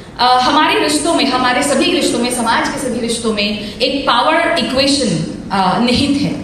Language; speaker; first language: Hindi; non-native, local second language; Assamese